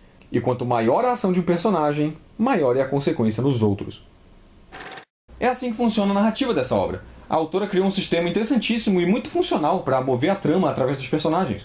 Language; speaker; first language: Portuguese; native; Portuguese